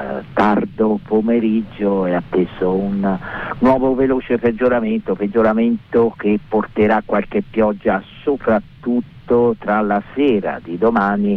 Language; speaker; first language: Italian; native; Italian